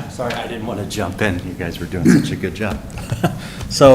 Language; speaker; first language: English; native; English